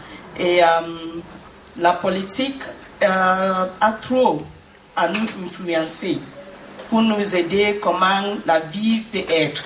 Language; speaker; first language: French; non-native, learner; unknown